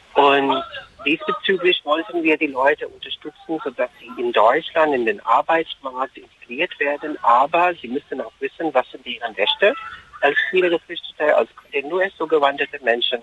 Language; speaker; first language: German; non-native, fluent; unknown